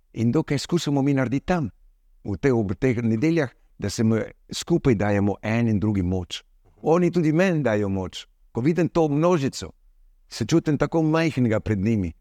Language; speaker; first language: Slovenian; early bilingual, heritage; Slovenian